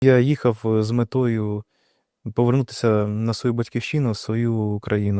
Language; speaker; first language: Ukrainian; non-native, local second language; Russian